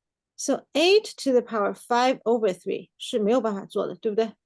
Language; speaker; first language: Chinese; native; Chinese